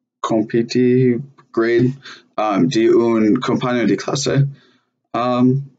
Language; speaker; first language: Italian; non-native, learner; English